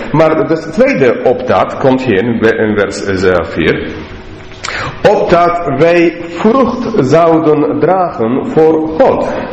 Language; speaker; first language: Dutch; non-native, learner; English